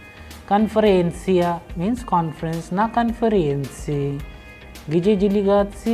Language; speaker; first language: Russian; non-native, fluent; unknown